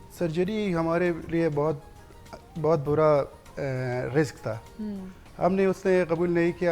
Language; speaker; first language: Hindi; non-native, learner; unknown